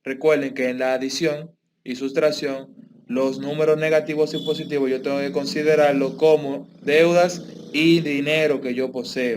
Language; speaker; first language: Spanish; native; Spanish